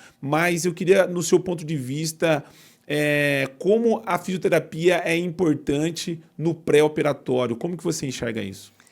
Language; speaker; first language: Portuguese; native; Portuguese